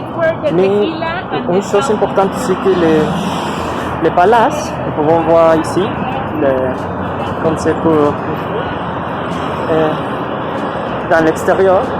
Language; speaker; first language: French; non-native, learner; Spanish